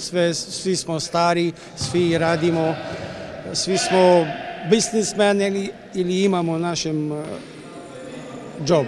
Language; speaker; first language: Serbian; non-native, learner; Romanian